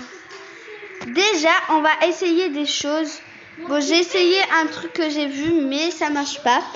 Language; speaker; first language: French; native; French